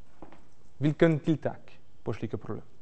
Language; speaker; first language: Norwegian; non-native, fluent; French